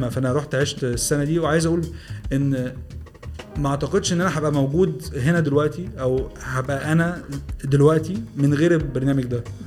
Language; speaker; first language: Arabic; native; Arabic